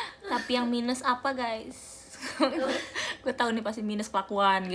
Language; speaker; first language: Indonesian; native; Indonesian